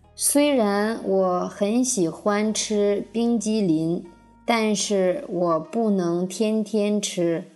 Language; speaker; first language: Chinese; non-native, fluent; Russian